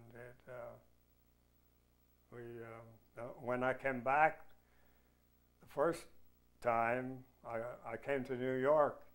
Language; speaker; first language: English; native; English